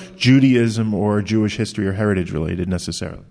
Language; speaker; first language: English; native; English